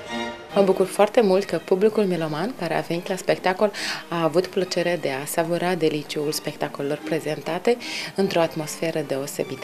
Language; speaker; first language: Romanian; native; Romanian